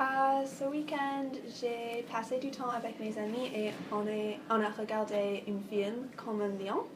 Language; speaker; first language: French; non-native, fluent; English